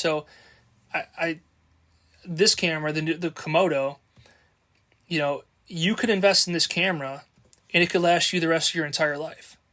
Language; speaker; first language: English; native; English